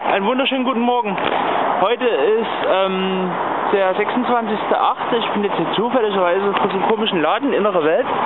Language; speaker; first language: German; native; German